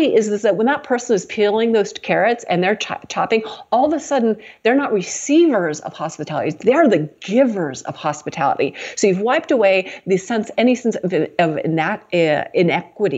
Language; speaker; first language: English; native; English